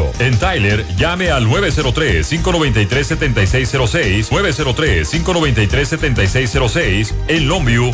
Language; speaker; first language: Spanish; native; Spanish